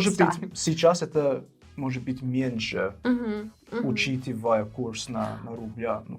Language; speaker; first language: Russian; non-native, fluent; English